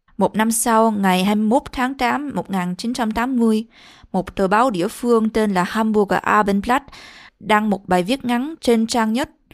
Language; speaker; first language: Vietnamese; early bilingual, heritage; Vietnamese